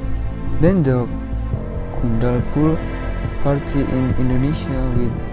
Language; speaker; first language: English; non-native, learner; Indonesian